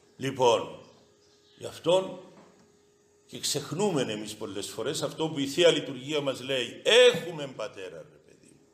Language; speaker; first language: Greek; native; Greek